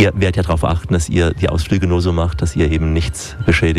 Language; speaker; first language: German; native; German